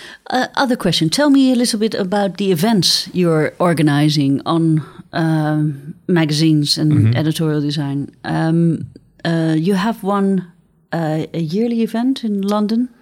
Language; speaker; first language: English; non-native, fluent; Dutch